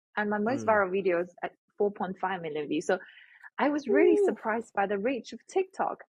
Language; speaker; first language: English; non-native, fluent; Chinese